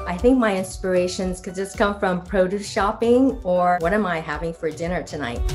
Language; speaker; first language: English; native; English